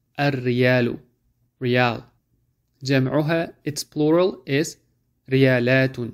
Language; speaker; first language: Arabic; non-native, fluent; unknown